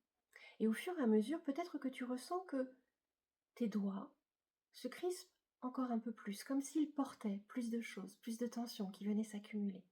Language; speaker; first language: French; native; French